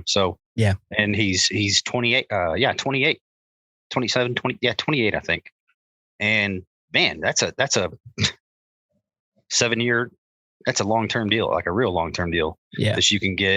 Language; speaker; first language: English; native; English